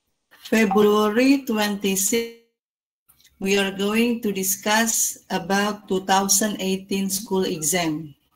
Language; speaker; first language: English; non-native, fluent; Indonesian